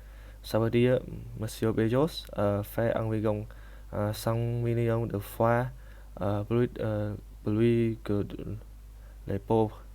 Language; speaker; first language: French; non-native, learner; Vietnamese